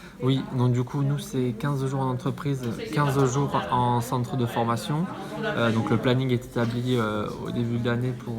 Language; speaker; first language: French; native; French